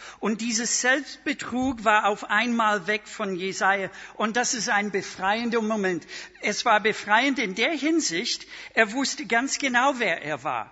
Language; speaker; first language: German; non-native, fluent; English